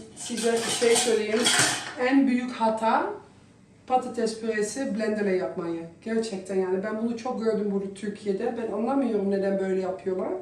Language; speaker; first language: Turkish; non-native, fluent; Dutch